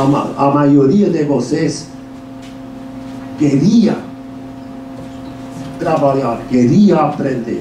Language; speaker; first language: Portuguese; non-native, fluent; German